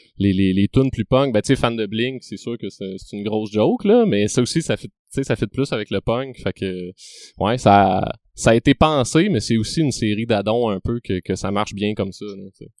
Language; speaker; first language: French; native; French